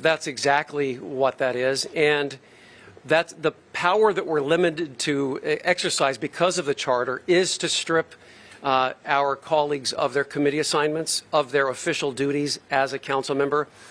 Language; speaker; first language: English; native; English